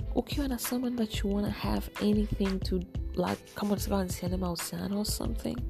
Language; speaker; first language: English; non-native, local second language; Swahili